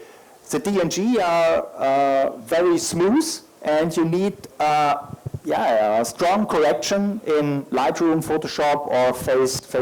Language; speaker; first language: English; non-native, learner; German